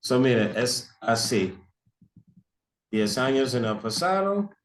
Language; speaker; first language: Spanish; non-native, fluent; English